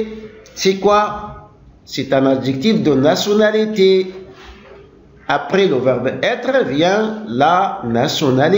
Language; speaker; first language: French; non-native, local second language; Arabic